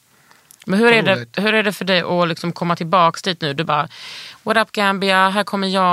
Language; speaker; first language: Swedish; native; Swedish